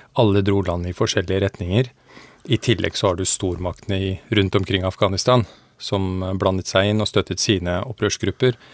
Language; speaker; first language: Norwegian; early bilingual, other home language; Persian